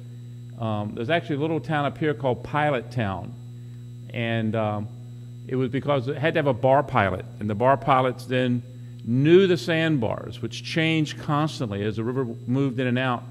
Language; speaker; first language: English; native; English